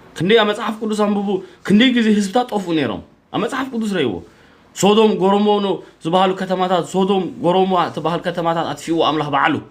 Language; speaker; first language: Tigrinya; early bilingual, heritage; Tigrinya